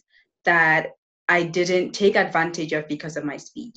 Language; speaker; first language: English; non-native, local second language; Yoruba